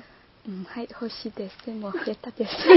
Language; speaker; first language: Japanese; non-native, learner; Vietnamese